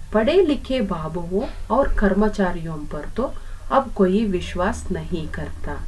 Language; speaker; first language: Hindi; non-native, local second language; Kannada